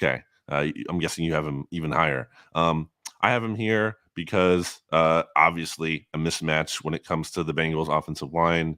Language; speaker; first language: English; native; English